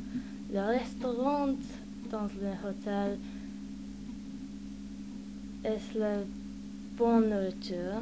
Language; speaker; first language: French; non-native, learner; English